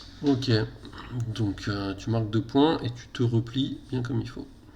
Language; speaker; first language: French; native; French